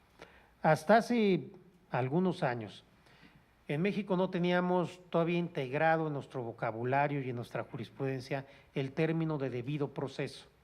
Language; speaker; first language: Spanish; native; Spanish